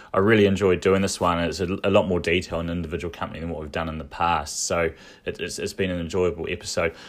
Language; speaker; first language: English; native; English